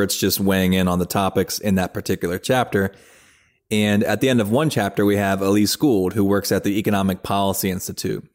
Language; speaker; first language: English; native; English